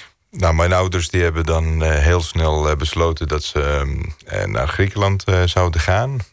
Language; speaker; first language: Dutch; non-native, fluent; Greek